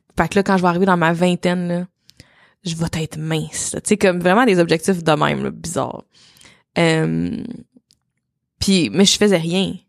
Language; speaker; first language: French; native; French